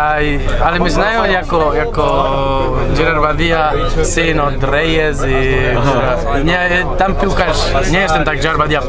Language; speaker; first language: Polish; non-native, learner; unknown